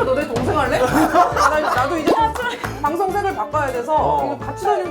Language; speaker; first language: Korean; native; Korean